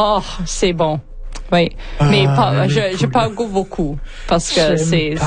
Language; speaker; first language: French; non-native, learner; English